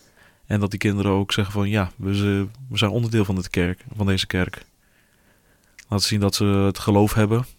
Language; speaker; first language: Dutch; early bilingual, other home language; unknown